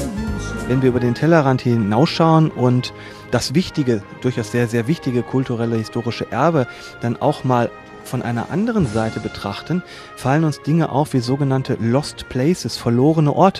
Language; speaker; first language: German; native; German